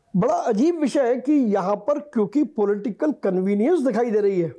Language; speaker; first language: Hindi; native; Hindi